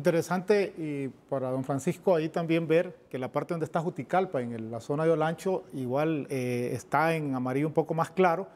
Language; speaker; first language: Spanish; native; Spanish